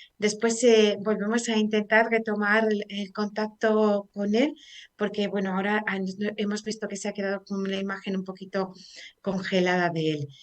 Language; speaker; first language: Spanish; native; Spanish